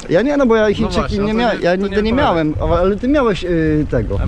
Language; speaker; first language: Polish; native; Polish